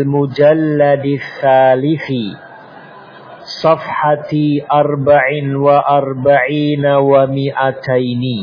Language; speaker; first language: Arabic; non-native, fluent; Indonesian